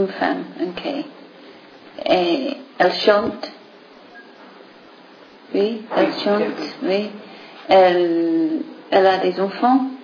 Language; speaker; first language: French; non-native, fluent; English